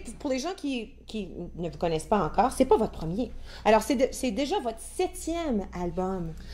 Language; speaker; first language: French; native; French